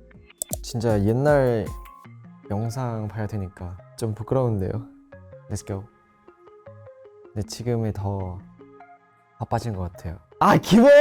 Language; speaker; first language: Korean; non-native, local second language; Thai